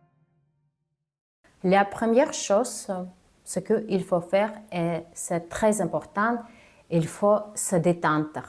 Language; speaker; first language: French; non-native, fluent; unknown